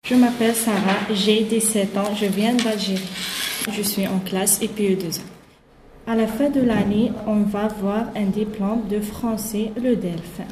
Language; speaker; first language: French; non-native, learner; Arabic